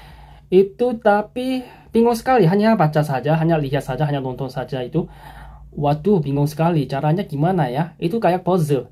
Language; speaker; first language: Indonesian; non-native, fluent; Korean